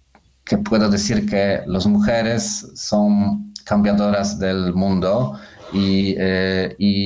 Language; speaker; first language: Spanish; non-native, learner; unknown